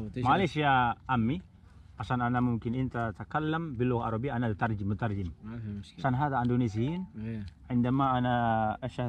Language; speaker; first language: Arabic; non-native, learner; Indonesian